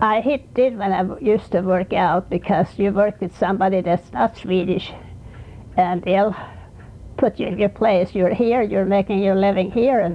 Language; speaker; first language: English; non-native, fluent; Swedish